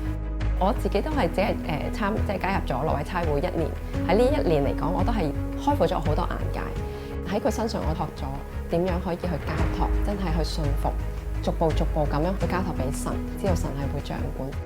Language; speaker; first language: Cantonese; native; Cantonese